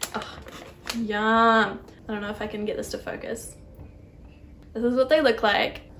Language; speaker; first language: English; native; English